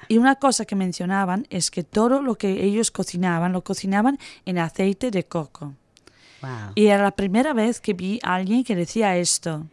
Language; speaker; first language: Spanish; non-native, fluent; Italian